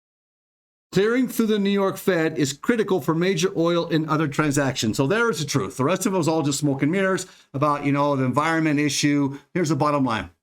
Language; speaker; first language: English; native; English